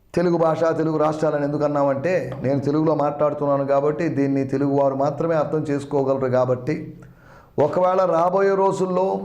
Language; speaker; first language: Telugu; non-native, local second language; Malayalam